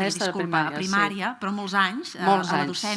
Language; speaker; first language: Catalan; native; Catalan